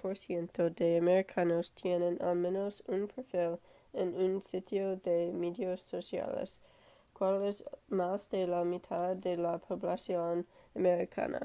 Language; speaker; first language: Spanish; non-native, learner; English